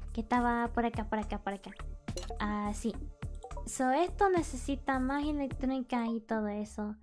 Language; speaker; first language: Spanish; early bilingual, heritage; Spanish